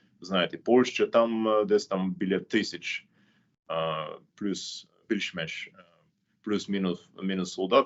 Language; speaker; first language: Ukrainian; non-native, fluent; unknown